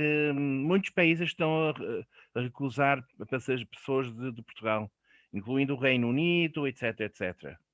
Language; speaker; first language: Portuguese; non-native, fluent; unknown